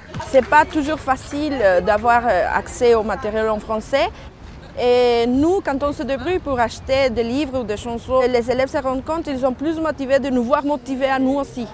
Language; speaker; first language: French; non-native, fluent; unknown